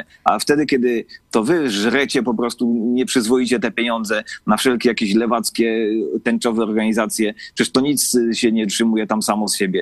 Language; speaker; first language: Polish; native; Polish